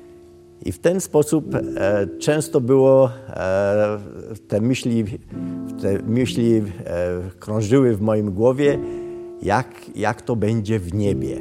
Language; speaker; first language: Polish; early bilingual, other home language; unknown